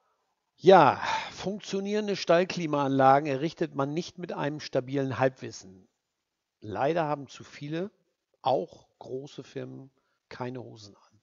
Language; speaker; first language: German; native; German